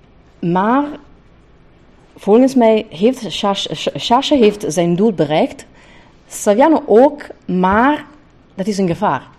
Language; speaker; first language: Dutch; non-native, fluent; Italian